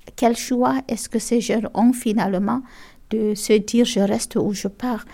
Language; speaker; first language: French; non-native, local second language; Fula